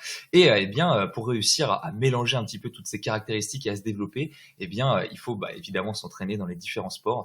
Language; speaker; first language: French; native; French